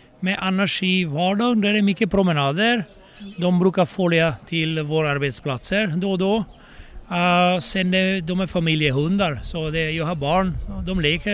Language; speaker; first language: Swedish; non-native, fluent; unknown